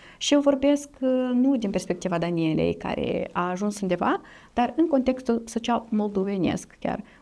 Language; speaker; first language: Romanian; native; Romanian